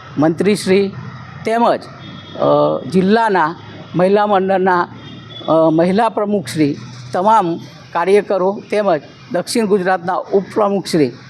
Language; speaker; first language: Gujarati; native; Gujarati